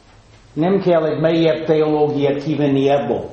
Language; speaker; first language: Hungarian; non-native, fluent; English